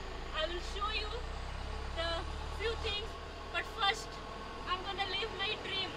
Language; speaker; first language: English; non-native, local second language; Hindi